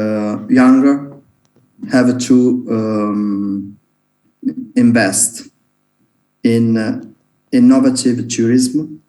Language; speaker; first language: English; non-native, learner; Italian